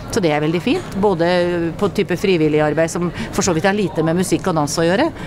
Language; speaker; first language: Norwegian; native; Norwegian